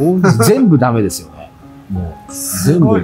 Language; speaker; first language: Japanese; native; Japanese